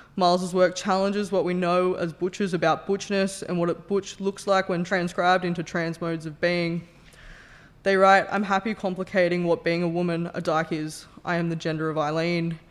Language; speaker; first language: English; native; English